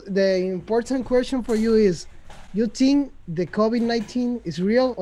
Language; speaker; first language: English; non-native, learner; Spanish